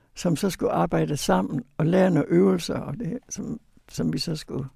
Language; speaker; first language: Danish; native; Danish